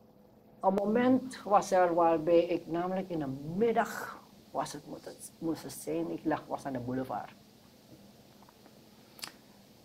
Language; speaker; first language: Dutch; non-native, local second language; Sranan Tongo